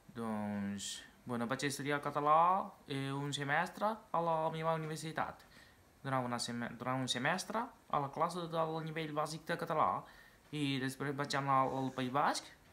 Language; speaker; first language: Catalan; non-native, fluent; Japanese